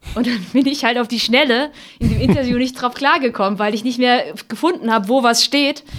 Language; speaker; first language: German; native; German